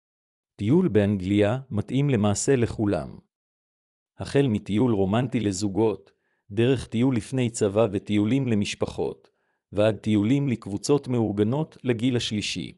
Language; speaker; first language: Hebrew; native; Hebrew